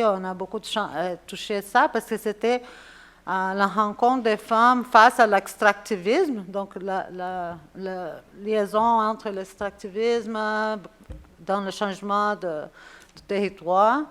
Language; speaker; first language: French; non-native, fluent; Spanish